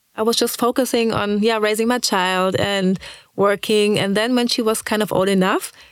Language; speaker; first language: English; early bilingual, other home language; German